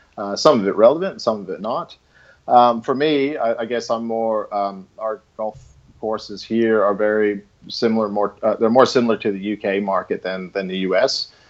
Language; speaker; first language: English; native; English